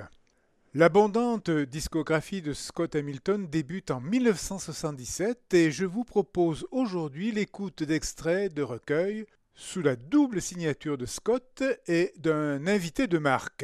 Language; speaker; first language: French; native; French